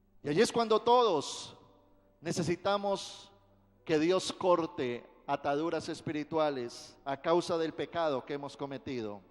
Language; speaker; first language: Spanish; native; Spanish